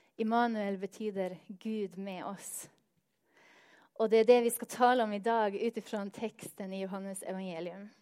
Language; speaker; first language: Swedish; non-native, fluent; Norwegian